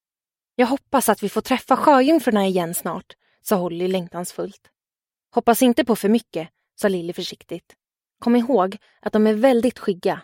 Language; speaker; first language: Swedish; native; Swedish